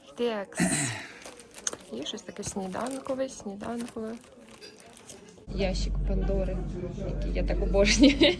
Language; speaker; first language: Ukrainian; native; Ukrainian